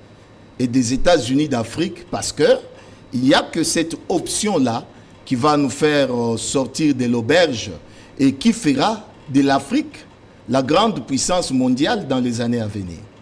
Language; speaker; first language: French; non-native, local second language; Lingala